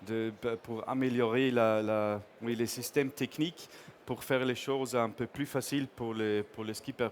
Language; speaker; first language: French; non-native, fluent; English